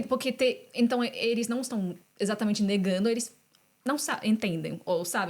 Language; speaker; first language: Portuguese; non-native, fluent; English